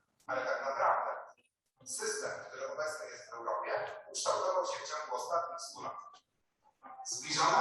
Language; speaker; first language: Polish; native; Polish